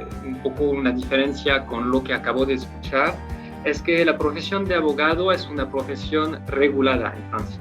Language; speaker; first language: Spanish; non-native, fluent; French